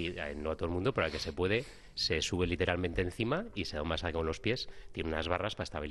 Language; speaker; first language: Spanish; native; Spanish